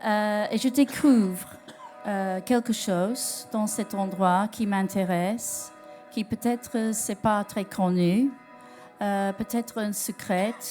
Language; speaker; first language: French; non-native, learner; English